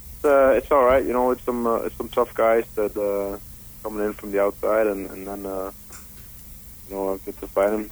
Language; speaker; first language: English; non-native, fluent; Danish